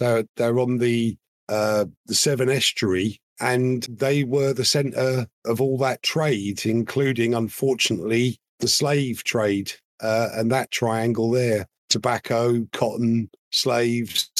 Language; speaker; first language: English; native; English